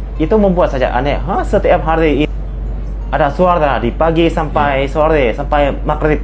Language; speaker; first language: Indonesian; non-native, fluent; Lao